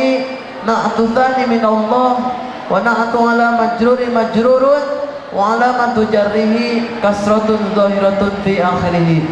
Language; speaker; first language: Arabic; non-native, learner; Sundanese